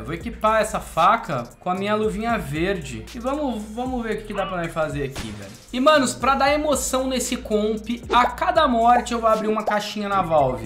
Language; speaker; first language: Portuguese; native; Portuguese